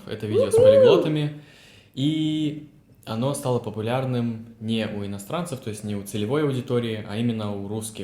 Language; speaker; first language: Russian; native; Russian